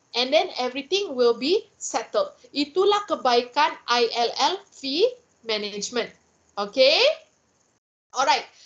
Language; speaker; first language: English; non-native, local second language; Malay